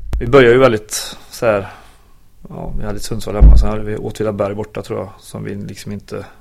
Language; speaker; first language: Swedish; native; Swedish